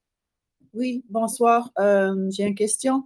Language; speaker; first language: French; non-native, learner; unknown